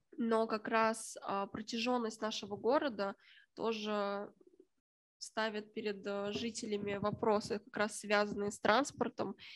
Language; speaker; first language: Russian; native; Russian